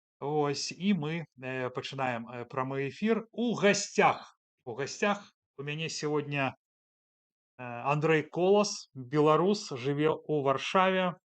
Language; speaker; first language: Belarusian; non-native, local second language; Russian